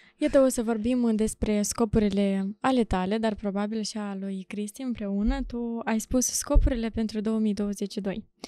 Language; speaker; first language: Romanian; native; Romanian